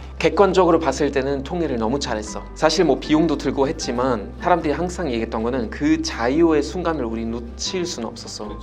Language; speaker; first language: Korean; non-native, fluent; German